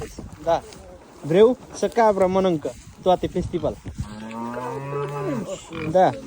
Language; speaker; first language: Romanian; non-native, learner; Nepali